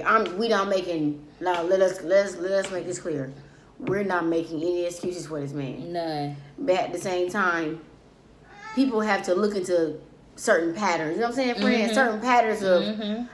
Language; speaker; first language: English; native; English